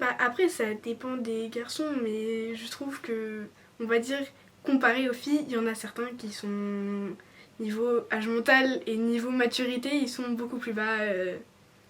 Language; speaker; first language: French; native; French